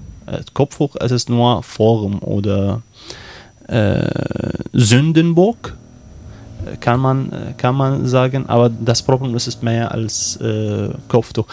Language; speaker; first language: German; non-native, learner; Arabic